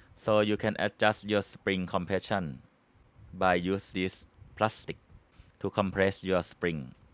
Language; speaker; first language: English; non-native, fluent; Thai